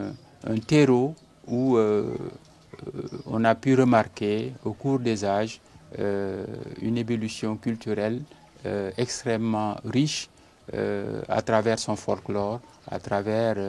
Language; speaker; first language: French; non-native, local second language; Serer